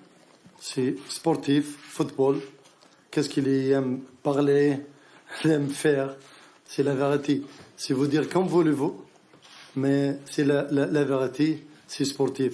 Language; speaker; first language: French; non-native, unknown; Arabic